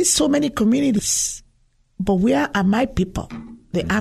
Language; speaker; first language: English; non-native, local second language; Yoruba